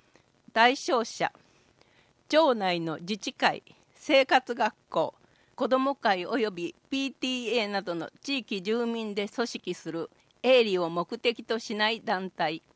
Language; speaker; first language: Japanese; native; Japanese